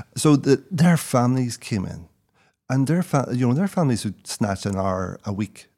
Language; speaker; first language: English; native; English